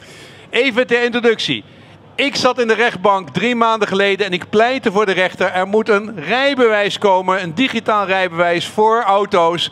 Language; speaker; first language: Dutch; native; Dutch